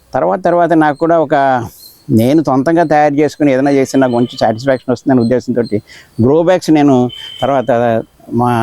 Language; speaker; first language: Telugu; native; Telugu